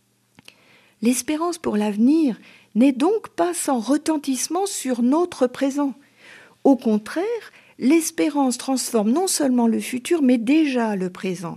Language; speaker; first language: French; native; French